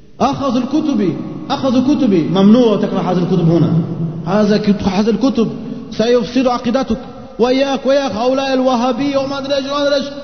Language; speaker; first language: Arabic; non-native, fluent; Portuguese